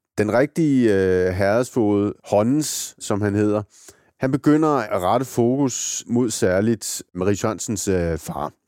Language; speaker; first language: Danish; native; Danish